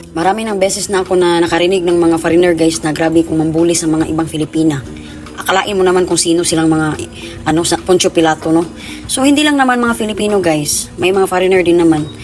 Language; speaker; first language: Filipino; non-native, local second language; Cebuano